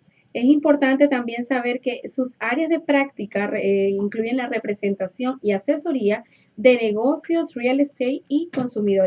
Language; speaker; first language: Spanish; native; Spanish